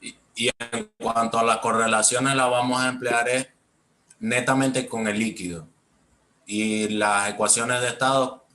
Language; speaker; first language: Spanish; native; Spanish